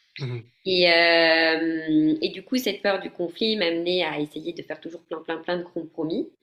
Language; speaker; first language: French; non-native, fluent; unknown